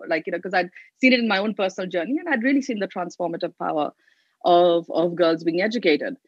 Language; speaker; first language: English; non-native, local second language; Hindi